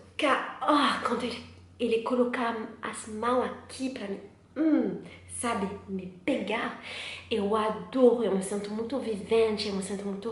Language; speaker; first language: Portuguese; non-native, learner; French